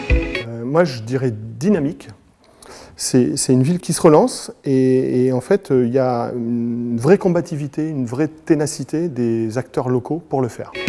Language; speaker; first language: French; native; French